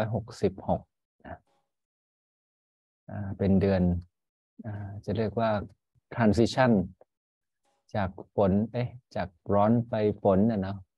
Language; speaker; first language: Thai; native; Thai